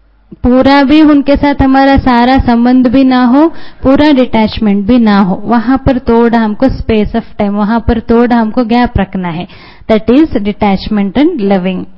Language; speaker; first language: Hindi; native; Hindi